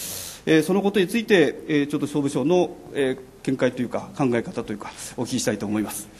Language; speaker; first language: Japanese; native; Japanese